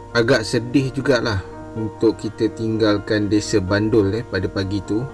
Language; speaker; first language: Malay; native; Malay